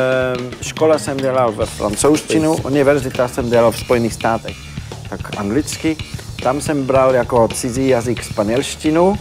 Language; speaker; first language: Czech; non-native, fluent; French